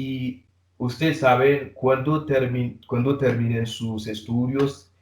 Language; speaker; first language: Spanish; non-native, learner; Haitian Creole